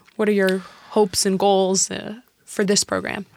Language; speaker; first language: English; native; English